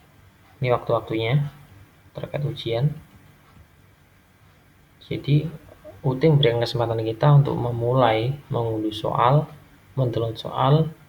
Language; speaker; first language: Indonesian; native; Indonesian